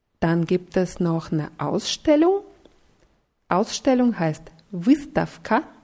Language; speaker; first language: German; non-native, fluent; Russian